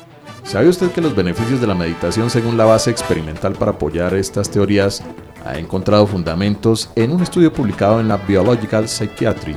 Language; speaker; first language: Spanish; native; Spanish